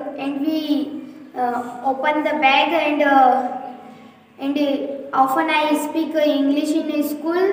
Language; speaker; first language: English; non-native, learner; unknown